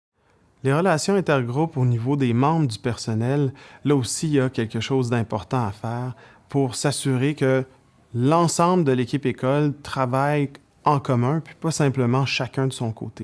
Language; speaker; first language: French; native; French